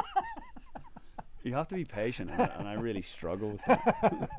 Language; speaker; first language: English; native; English